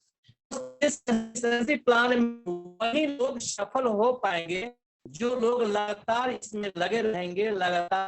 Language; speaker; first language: Hindi; native; Hindi